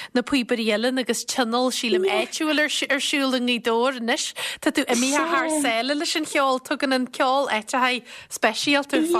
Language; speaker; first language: Irish; native; Irish